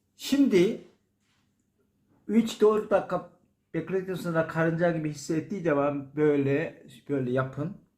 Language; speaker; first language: Turkish; non-native, learner; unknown